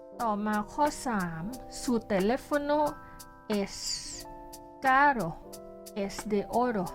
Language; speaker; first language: Spanish; non-native, learner; Thai